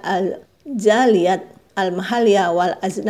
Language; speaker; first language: Arabic; non-native, fluent; Indonesian